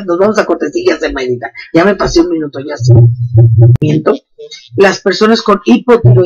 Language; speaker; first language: Spanish; native; Spanish